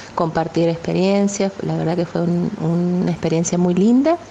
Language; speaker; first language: Spanish; native; Spanish